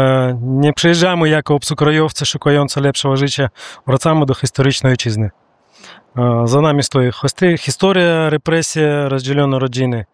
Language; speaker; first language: Polish; non-native, learner; Russian